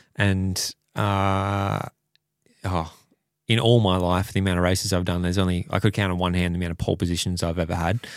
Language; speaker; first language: English; native; English